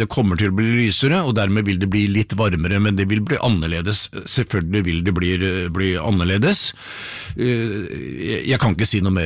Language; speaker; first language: Norwegian; native; Norwegian